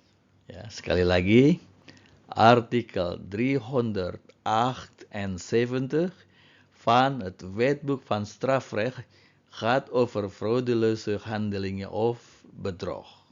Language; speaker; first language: Dutch; non-native, fluent; Indonesian